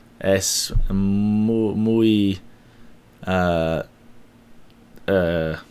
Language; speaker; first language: Spanish; non-native, learner; English